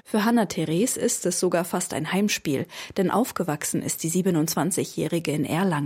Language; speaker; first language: German; native; German